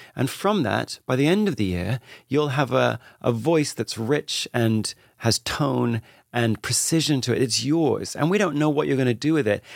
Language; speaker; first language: English; native; English